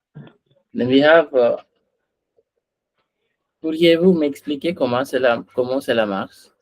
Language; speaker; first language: French; non-native, fluent; Hindi